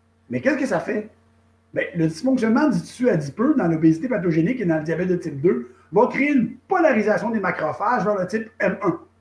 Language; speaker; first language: French; native; French